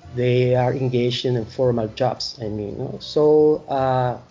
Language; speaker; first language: English; non-native, fluent; Spanish